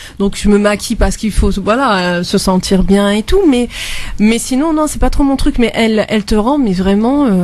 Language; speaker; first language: French; native; French